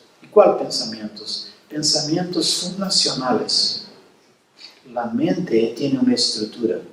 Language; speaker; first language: Spanish; non-native, fluent; Portuguese